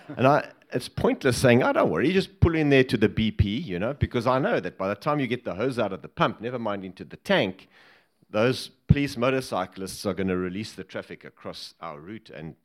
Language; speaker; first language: English; native; English